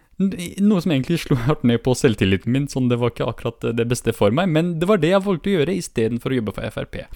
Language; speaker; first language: Norwegian; early bilingual, other home language; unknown